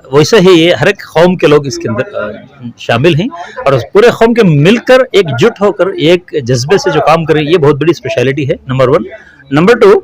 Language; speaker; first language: Urdu; native; Urdu